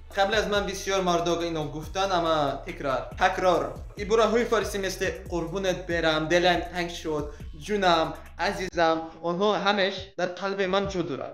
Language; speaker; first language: Persian; non-native, learner; Russian